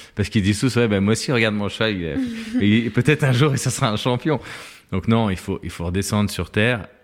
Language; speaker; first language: French; native; French